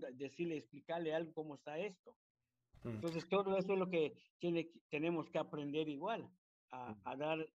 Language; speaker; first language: Spanish; native; Spanish